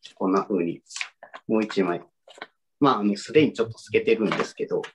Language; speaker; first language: Japanese; native; Japanese